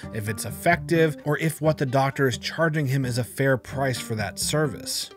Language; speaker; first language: English; native; English